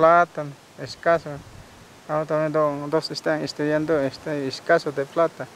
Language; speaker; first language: Spanish; non-native, local second language; Quechua